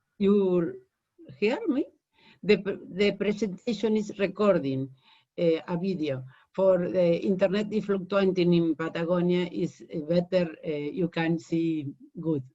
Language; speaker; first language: English; non-native, learner; Spanish